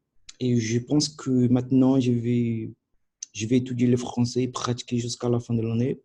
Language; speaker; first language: French; non-native, learner; Portuguese